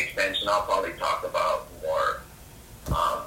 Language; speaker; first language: English; native; English